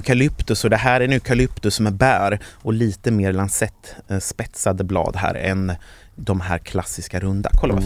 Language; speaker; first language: Swedish; native; Swedish